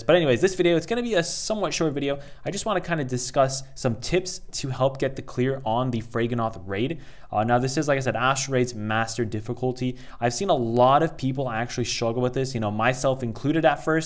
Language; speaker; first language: English; native; English